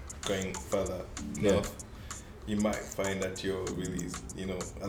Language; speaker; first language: English; native; English